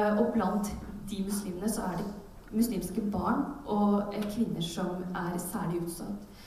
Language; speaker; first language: Norwegian; early bilingual, other home language; Urdu